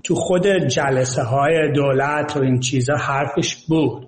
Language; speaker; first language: Persian; early bilingual, heritage; Persian